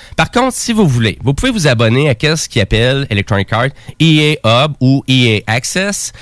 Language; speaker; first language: French; native; French